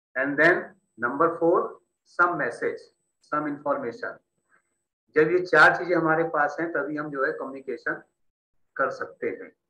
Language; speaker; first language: Hindi; native; Hindi